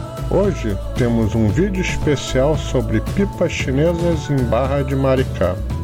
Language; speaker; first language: Portuguese; native; Portuguese